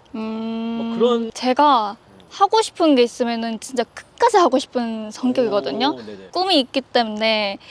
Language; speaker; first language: Korean; non-native, fluent; Japanese